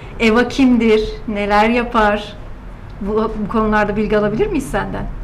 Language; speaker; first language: Turkish; native; Turkish